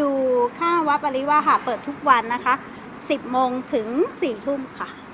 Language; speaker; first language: Thai; native; Thai